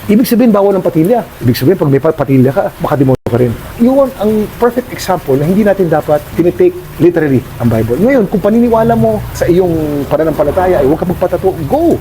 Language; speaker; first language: Filipino; native; Filipino